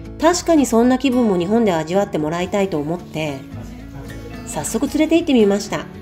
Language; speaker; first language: Japanese; native; Japanese